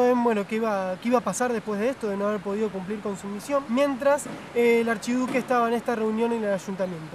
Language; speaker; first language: Spanish; native; Spanish